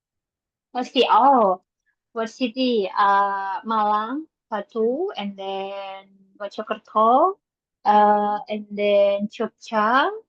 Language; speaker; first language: English; non-native, learner; Indonesian